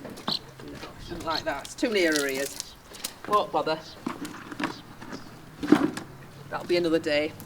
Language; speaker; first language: English; native; English